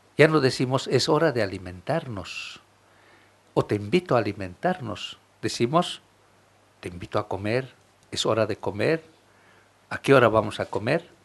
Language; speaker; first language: Spanish; non-native, local second language; Aymara